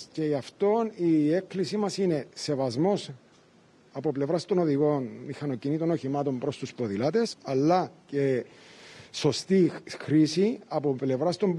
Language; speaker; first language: Greek; native; Greek